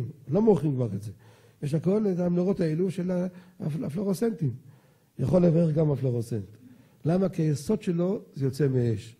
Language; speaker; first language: Hebrew; native; Hebrew